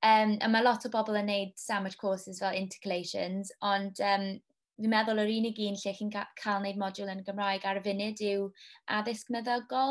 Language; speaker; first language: Welsh; non-native, local second language; English